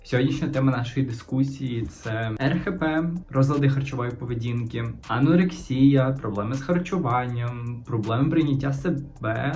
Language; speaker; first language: Ukrainian; non-native, local second language; Russian